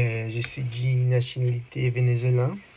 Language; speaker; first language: French; non-native, learner; Spanish